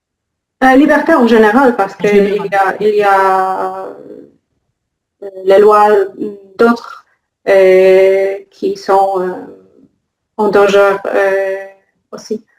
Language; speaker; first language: French; non-native, learner; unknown